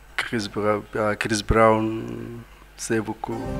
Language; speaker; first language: French; non-native, learner; Arabic